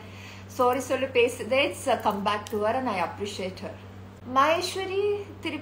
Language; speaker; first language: Tamil; non-native, learner; Malayalam